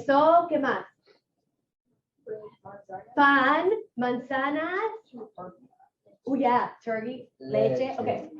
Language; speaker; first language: Spanish; non-native, fluent; English